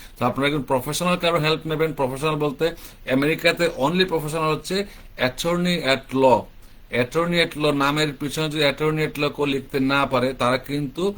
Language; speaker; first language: Bangla; native; Bangla